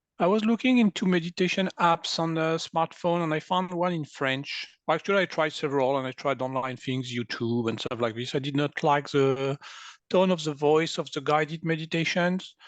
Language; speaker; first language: English; non-native, fluent; French